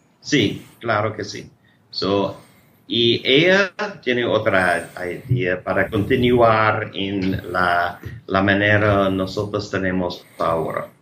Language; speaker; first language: Spanish; non-native, learner; English